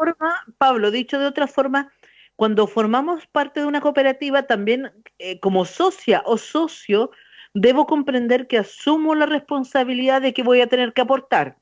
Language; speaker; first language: Spanish; native; Spanish